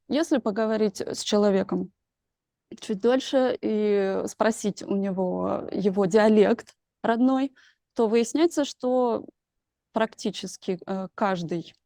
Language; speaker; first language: Russian; native; Russian